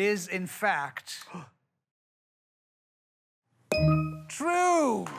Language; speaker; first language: English; native; English